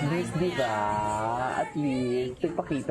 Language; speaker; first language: Filipino; native; Filipino